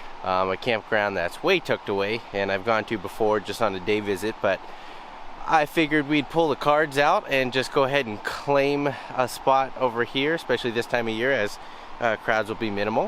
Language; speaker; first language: English; native; English